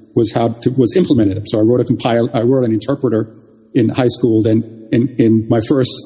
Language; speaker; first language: English; early bilingual, other home language; Jamaican Creole English